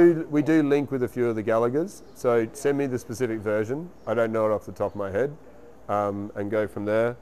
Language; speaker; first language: English; native; English